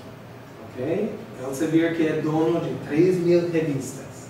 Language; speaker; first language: Portuguese; non-native, fluent; English